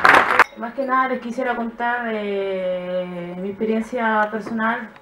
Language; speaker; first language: Spanish; native; Spanish